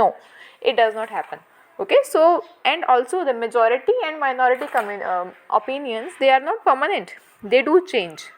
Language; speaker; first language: English; non-native, local second language; Hindi